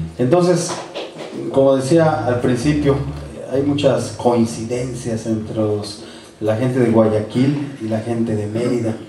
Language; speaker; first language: Spanish; native; Spanish